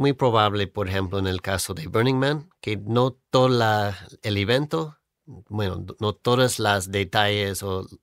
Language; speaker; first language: Spanish; non-native, fluent; English